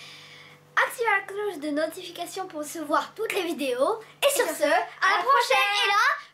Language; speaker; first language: French; non-native, local second language; Arabic